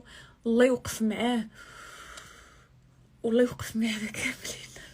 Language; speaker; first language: Arabic; native; Arabic